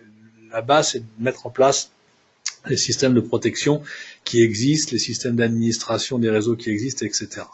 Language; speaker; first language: French; native; French